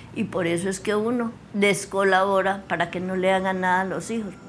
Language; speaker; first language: Spanish; native; Spanish